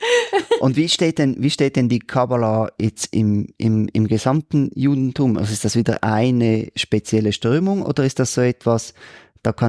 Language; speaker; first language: German; native; German